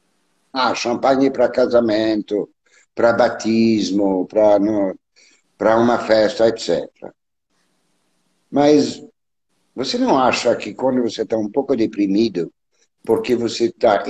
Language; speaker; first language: Portuguese; non-native, learner; French